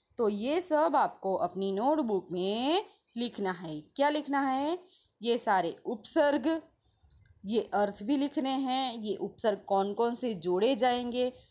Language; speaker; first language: Hindi; non-native, local second language; Gujarati